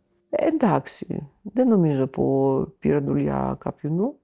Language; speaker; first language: Greek; non-native, fluent; Russian